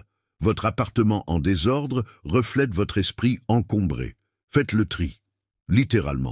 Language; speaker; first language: French; native; French